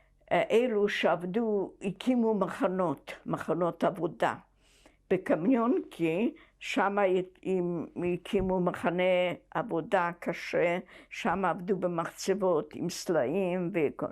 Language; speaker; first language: Hebrew; non-native, fluent; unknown